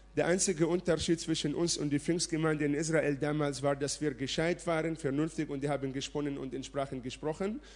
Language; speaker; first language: German; non-native, fluent; Arabic